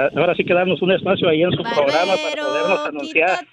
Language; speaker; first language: Spanish; native; Spanish